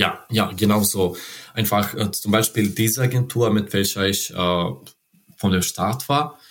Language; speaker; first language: German; non-native, learner; Serbian